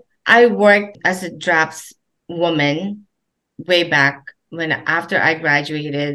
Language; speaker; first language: English; non-native, local second language; Filipino